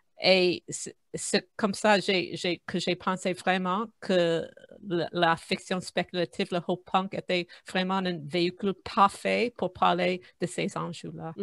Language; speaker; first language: French; non-native, fluent; English